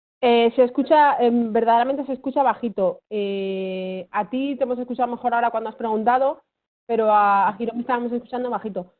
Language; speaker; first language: Spanish; native; Spanish